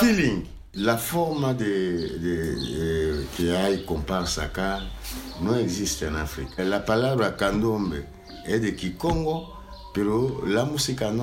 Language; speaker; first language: Spanish; non-native, learner; Lingala